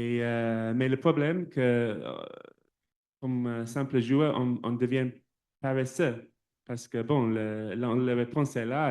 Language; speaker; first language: French; non-native, fluent; English